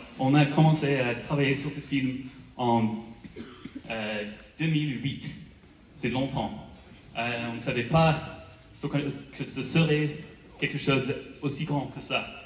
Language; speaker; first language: French; non-native, learner; English